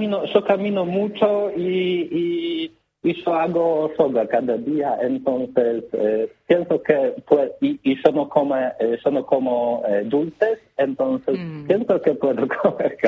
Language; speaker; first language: Spanish; non-native, learner; Polish